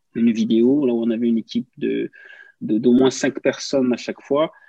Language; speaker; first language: French; non-native, local second language; Kinyarwanda